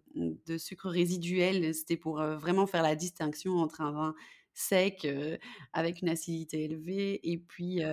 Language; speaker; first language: French; native; French